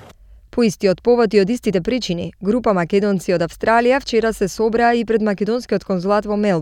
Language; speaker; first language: Macedonian; native; Macedonian